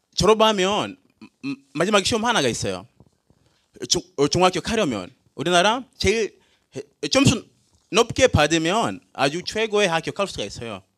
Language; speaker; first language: Korean; non-native, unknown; Swahili